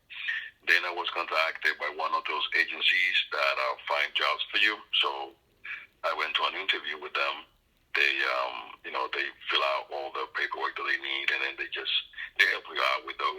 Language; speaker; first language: English; non-native, fluent; Spanish